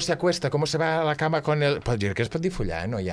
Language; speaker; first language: Catalan; native; Catalan